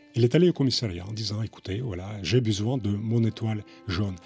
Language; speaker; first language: French; non-native, fluent; Russian